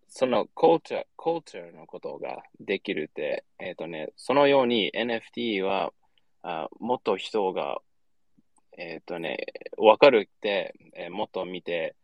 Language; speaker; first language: Japanese; non-native, learner; English